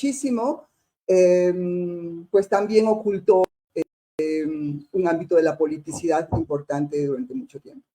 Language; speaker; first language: Spanish; native; Spanish